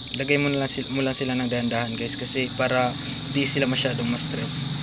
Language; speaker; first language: Filipino; non-native, local second language; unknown